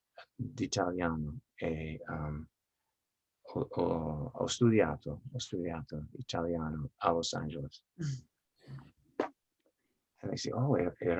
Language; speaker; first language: Italian; non-native, learner; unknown